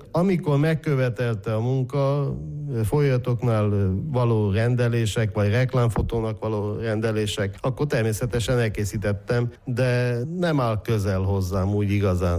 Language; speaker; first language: Hungarian; native; Hungarian